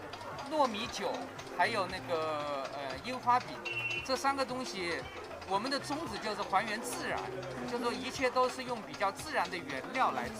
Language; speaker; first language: Chinese; native; Chinese